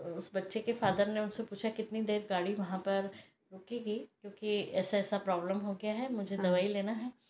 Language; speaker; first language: Hindi; native; Hindi